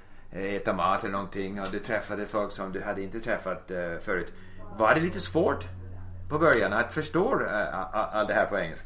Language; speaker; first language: Swedish; non-native, fluent; English